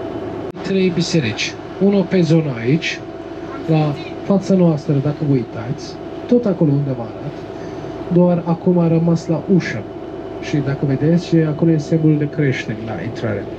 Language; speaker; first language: Romanian; non-native, learner; Turkish